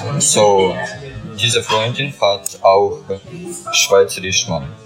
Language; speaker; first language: German; non-native, learner; Ukrainian